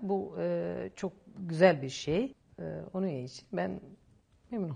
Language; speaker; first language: Turkish; non-native, fluent; Italian